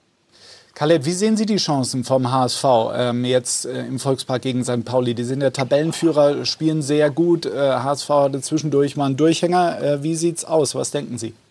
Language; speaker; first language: German; native; German